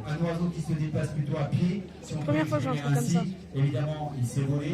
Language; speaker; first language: French; native; French